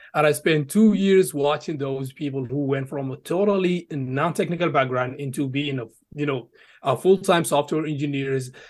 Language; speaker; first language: English; early bilingual, other home language; Arabic